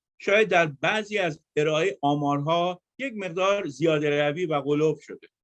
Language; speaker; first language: Persian; native; Persian